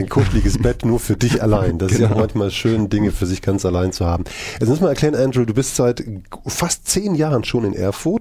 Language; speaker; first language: German; native; German